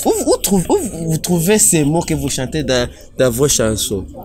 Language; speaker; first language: French; non-native, local second language; Rundi